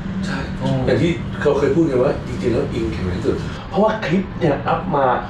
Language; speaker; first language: Thai; native; Thai